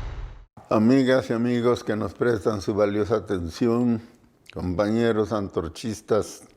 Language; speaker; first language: Spanish; native; Spanish